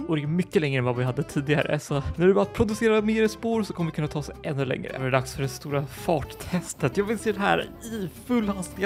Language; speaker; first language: Swedish; native; Swedish